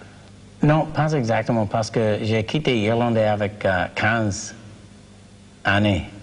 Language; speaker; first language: French; non-native, learner; English